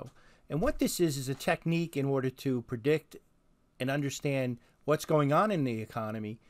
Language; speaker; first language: English; native; English